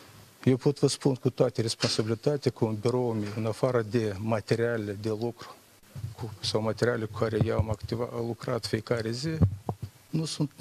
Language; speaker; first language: Romanian; non-native, local second language; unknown